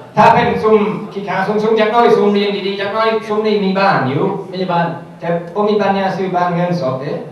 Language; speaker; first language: Thai; non-native, fluent; English